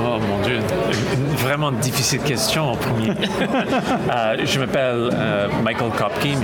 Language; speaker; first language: French; non-native, local second language; English